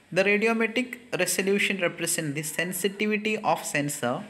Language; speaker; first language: English; non-native, local second language; Malayalam